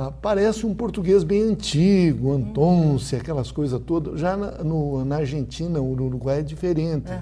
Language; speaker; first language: Portuguese; native; Portuguese